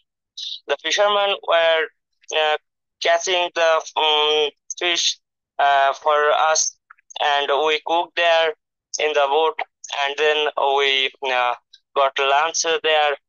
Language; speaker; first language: English; non-native, learner; Bangla